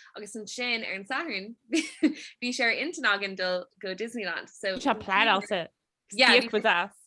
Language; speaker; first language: Irish; non-native, local second language; English